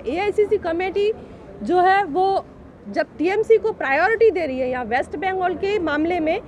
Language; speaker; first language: Hindi; non-native, local second language; Bangla